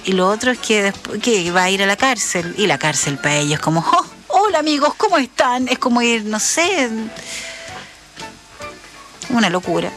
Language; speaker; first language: Spanish; native; Spanish